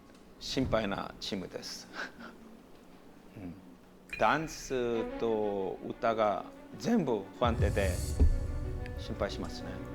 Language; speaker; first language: Japanese; non-native, learner; Korean